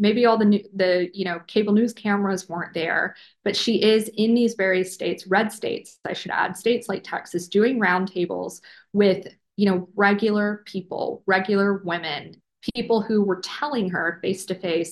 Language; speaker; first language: English; native; English